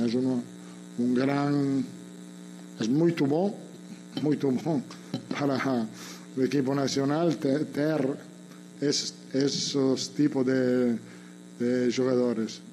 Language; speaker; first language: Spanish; non-native, fluent; Italian